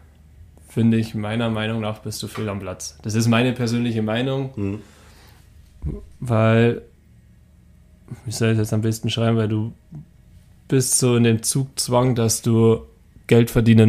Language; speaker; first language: German; native; German